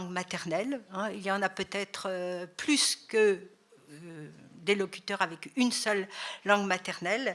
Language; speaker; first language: French; native; French